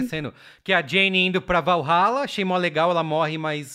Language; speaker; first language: Portuguese; native; Portuguese